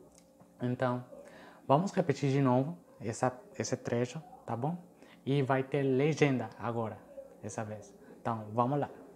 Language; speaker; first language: Portuguese; non-native, fluent; Spanish